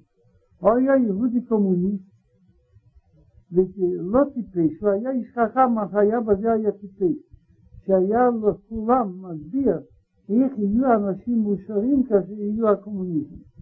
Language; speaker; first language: Hebrew; non-native, learner; Russian